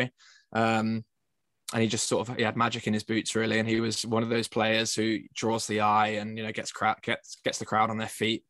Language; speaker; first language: English; native; English